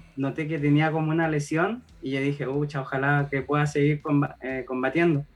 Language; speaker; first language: Spanish; native; Spanish